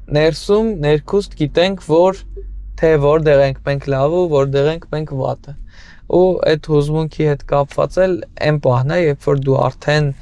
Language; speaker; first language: Armenian; native; Armenian